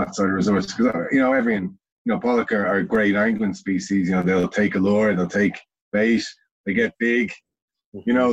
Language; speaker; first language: English; native; English